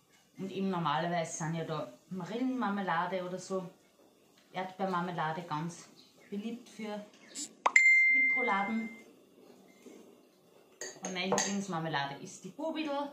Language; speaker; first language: German; native; German